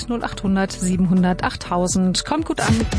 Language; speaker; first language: German; native; German